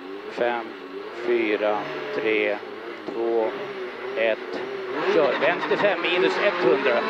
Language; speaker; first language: Swedish; native; Swedish